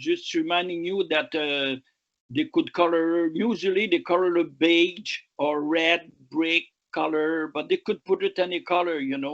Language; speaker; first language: English; non-native, local second language; French